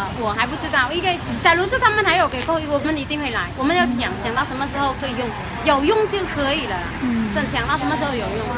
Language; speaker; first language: Chinese; non-native, fluent; Vietnamese